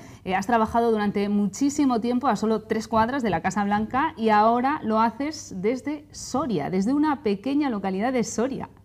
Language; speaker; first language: Spanish; native; Spanish